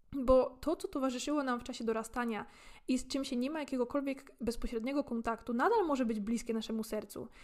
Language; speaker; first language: Polish; native; Polish